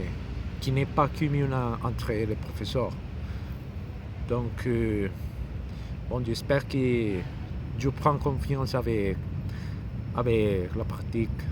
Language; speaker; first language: French; non-native, learner; Spanish